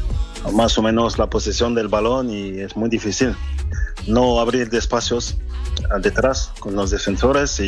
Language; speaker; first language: Spanish; non-native, fluent; French